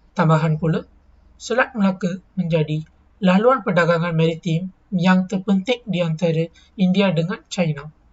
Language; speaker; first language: Malay; non-native, local second language; Tamil